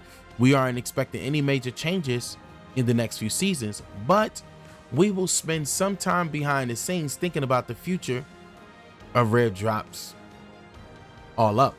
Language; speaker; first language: English; native; English